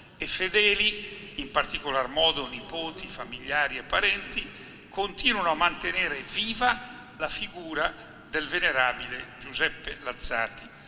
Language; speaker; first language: Italian; native; Italian